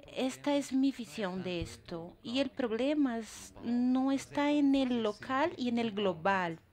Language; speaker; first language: Spanish; non-native, fluent; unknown